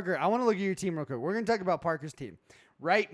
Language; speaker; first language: English; native; English